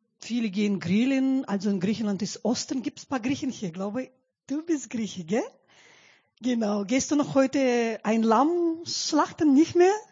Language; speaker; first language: German; non-native, fluent; Russian